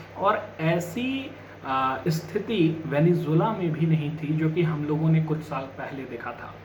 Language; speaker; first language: Hindi; native; Hindi